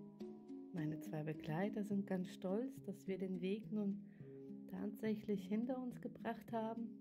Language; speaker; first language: German; native; German